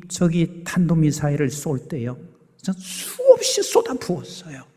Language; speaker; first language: Korean; native; Korean